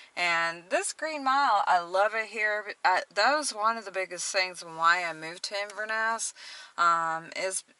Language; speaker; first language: English; native; English